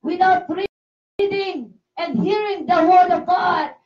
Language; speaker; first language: English; non-native, local second language; Filipino